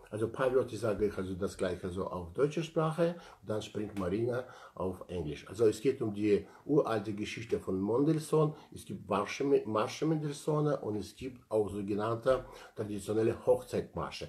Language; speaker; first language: German; non-native, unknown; Russian